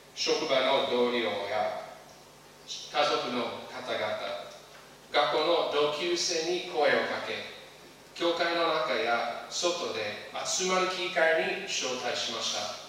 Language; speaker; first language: Japanese; non-native, fluent; English